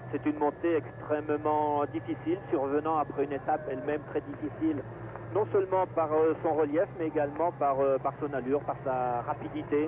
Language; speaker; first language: French; native; French